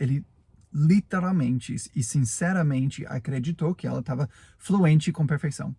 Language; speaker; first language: Portuguese; non-native, fluent; English